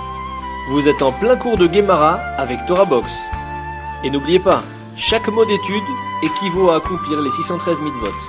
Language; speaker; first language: French; native; French